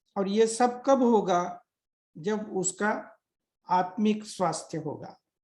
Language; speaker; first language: Hindi; non-native, local second language; Marathi